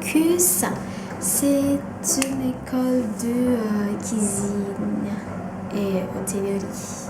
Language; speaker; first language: French; non-native, fluent; Indonesian